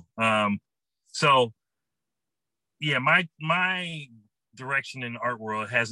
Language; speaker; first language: English; native; English